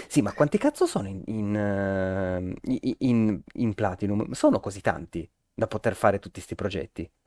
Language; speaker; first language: Italian; native; Italian